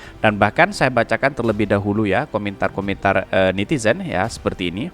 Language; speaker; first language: Indonesian; non-native, local second language; Madurese